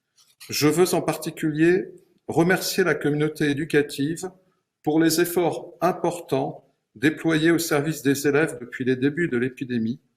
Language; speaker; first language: French; native; French